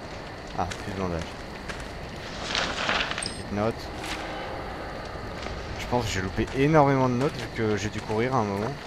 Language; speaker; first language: French; native; French